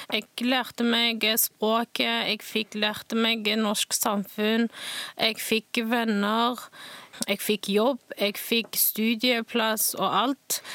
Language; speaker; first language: Norwegian; non-native, fluent; Chinese